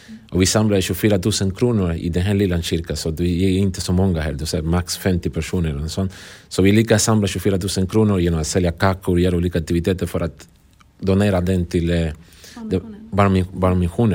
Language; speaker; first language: Swedish; non-native, fluent; Spanish